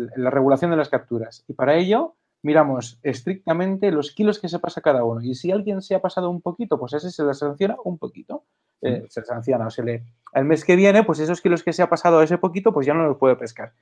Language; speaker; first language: Spanish; non-native, local second language; Catalan